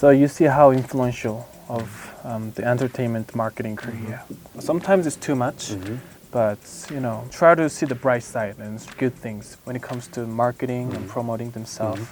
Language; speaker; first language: English; non-native, fluent; Korean